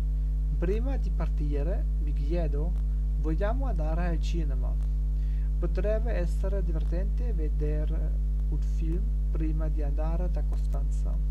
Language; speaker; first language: Italian; non-native, learner; German